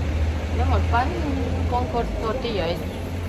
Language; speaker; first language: Spanish; non-native, learner; Turkish